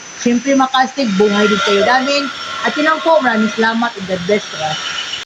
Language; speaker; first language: Filipino; non-native, local second language; Cebuano